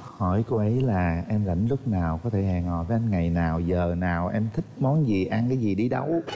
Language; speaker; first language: Vietnamese; native; Vietnamese